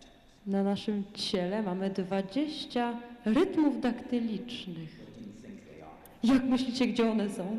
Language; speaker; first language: Polish; native; Polish